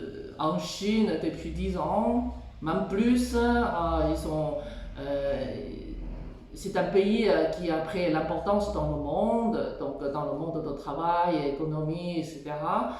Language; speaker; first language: French; non-native, fluent; Chinese